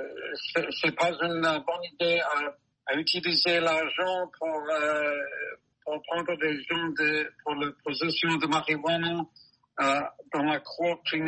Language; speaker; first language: French; non-native, learner; English